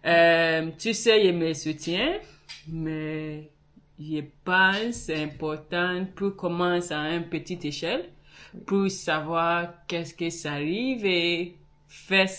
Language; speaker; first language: French; non-native, learner; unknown